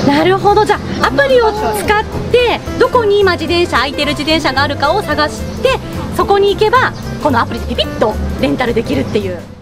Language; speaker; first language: Japanese; native; Japanese